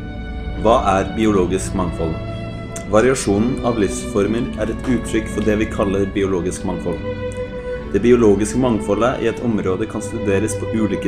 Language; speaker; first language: Norwegian; native; Norwegian